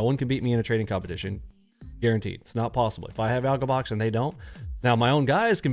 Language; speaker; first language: English; native; English